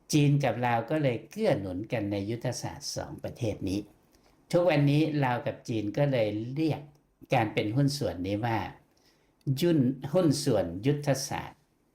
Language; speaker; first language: Thai; native; Thai